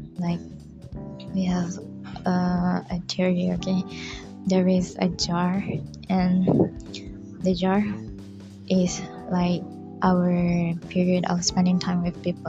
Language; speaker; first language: English; non-native, local second language; Malay